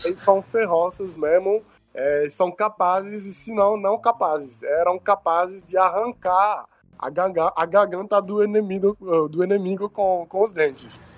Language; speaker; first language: Portuguese; non-native, fluent; Yoruba